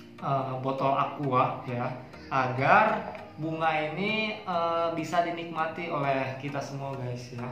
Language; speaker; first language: Indonesian; native; Indonesian